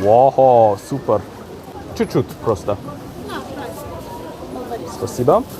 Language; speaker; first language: Russian; non-native, learner; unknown